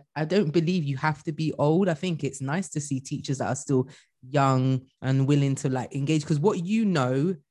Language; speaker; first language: English; native; English